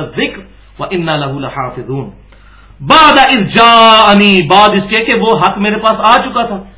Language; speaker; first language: Urdu; non-native, local second language; Punjabi